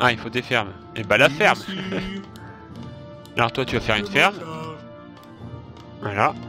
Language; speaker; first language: French; native; French